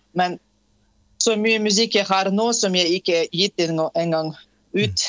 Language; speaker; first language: Norwegian; non-native, fluent; Tatar